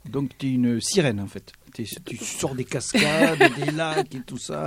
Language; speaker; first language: French; native; French